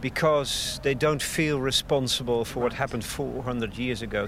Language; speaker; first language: English; non-native, fluent; Dutch